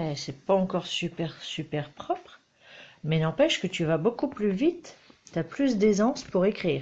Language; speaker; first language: French; native; French